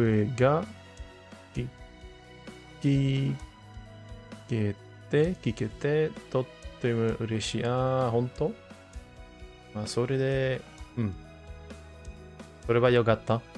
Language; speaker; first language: Japanese; non-native, learner; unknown